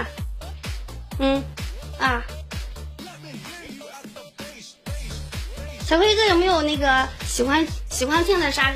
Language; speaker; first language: Chinese; native; Chinese